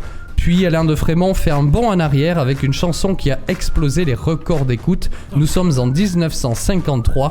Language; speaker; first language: French; native; French